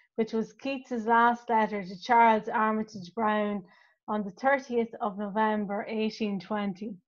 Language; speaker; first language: English; native; English